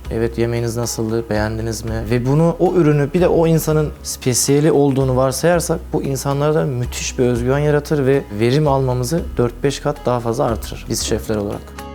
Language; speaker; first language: Turkish; native; Turkish